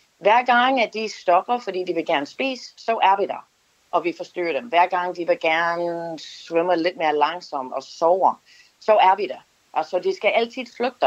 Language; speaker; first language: Danish; non-native, fluent; English